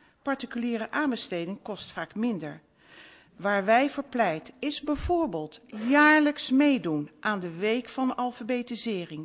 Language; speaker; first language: Dutch; native; Dutch